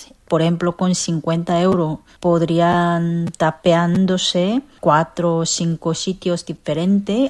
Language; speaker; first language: Spanish; non-native, fluent; Korean